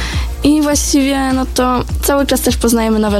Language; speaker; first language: Polish; native; Polish